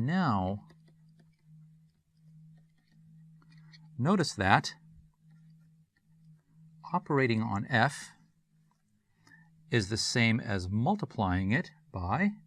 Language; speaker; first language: English; native; English